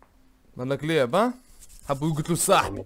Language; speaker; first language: Arabic; native; Arabic